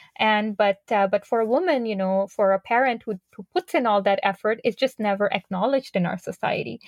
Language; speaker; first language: English; non-native, local second language; Urdu